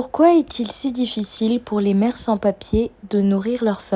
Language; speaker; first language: French; native; French